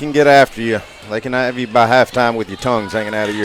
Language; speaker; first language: English; native; English